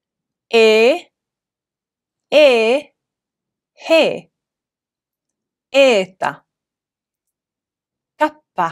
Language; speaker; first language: Greek; non-native, fluent; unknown